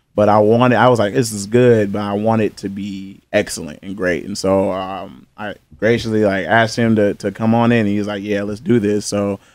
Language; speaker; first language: English; native; English